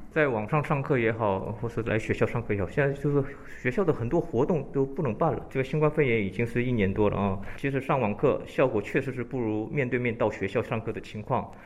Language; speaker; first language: Chinese; early bilingual, heritage; Chinese